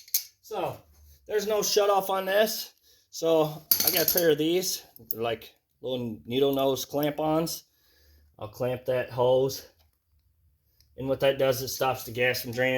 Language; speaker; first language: English; native; English